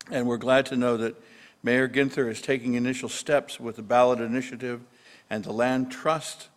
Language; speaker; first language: English; native; English